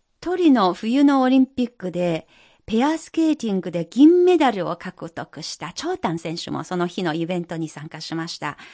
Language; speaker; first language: Japanese; non-native, fluent; Chinese